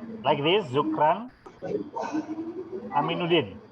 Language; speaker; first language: English; non-native, fluent; Indonesian